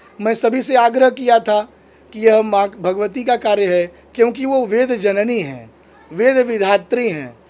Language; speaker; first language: Hindi; native; Hindi